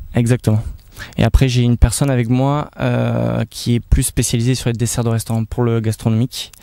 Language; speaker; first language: French; native; French